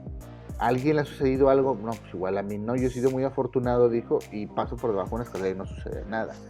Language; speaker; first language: Spanish; native; Spanish